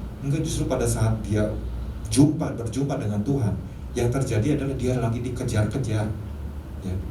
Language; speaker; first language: Indonesian; native; Indonesian